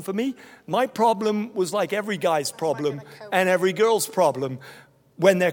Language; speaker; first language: English; native; English